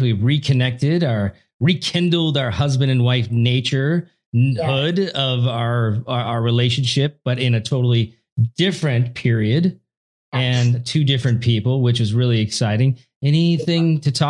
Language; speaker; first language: English; native; English